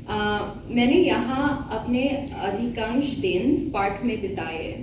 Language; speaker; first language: Hindi; non-native, learner; Bangla